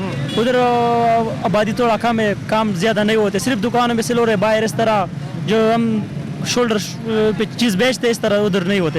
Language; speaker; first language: Hindi; non-native, local second language; Pashto